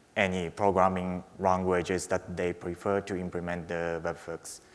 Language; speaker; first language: English; non-native, fluent; Japanese